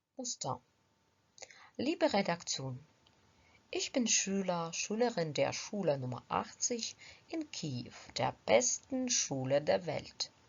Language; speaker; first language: German; non-native, fluent; Ukrainian